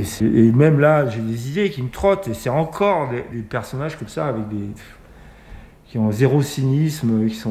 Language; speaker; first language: French; native; French